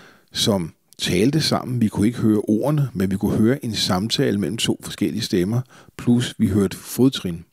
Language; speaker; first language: Danish; native; Danish